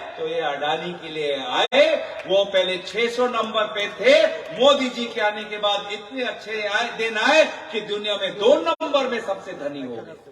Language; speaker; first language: Hindi; non-native, local second language; Assamese